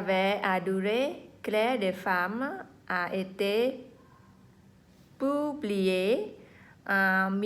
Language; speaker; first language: French; non-native, learner; Vietnamese